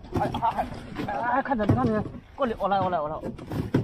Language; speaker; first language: Chinese; native; Chinese